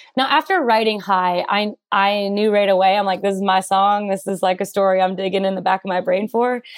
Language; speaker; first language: English; native; English